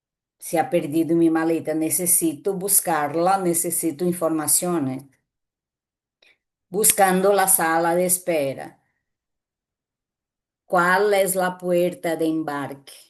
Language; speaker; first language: Spanish; non-native, fluent; Portuguese